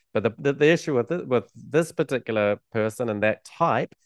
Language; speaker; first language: English; native; English